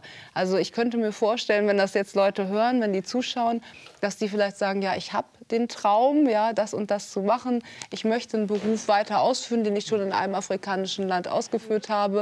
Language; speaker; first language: German; native; German